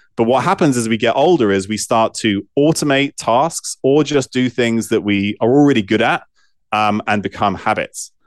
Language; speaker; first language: English; native; English